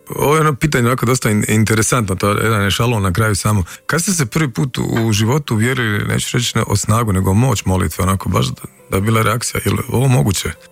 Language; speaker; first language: Croatian; native; Croatian